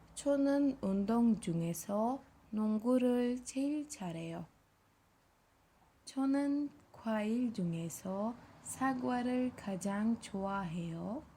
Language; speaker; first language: Korean; non-native, fluent; Turkish